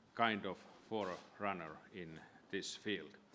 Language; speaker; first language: English; non-native, fluent; Finnish